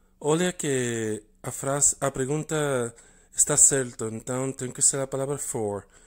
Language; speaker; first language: Portuguese; non-native, learner; English